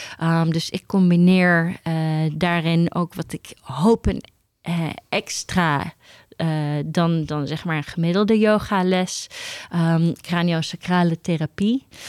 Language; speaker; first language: Dutch; early bilingual, heritage; Dutch